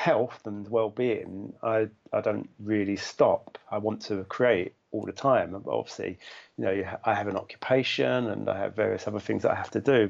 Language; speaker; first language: English; native; English